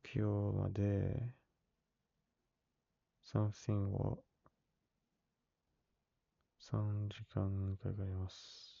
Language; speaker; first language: Japanese; non-native, learner; English